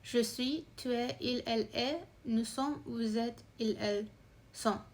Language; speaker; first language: French; non-native, learner; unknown